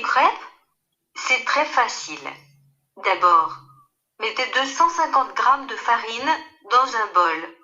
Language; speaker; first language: French; native; French